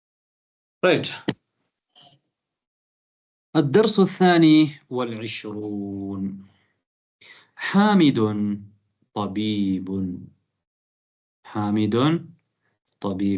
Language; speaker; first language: Arabic; non-native, fluent; Tamil